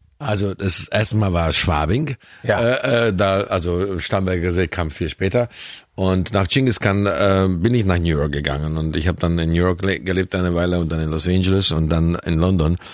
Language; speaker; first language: German; non-native, fluent; Hungarian